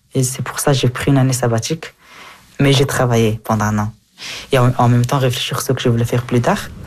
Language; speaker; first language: French; early bilingual, other home language; Hazaragi